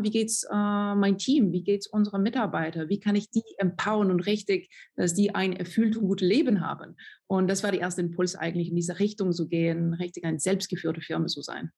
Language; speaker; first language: German; non-native, fluent; French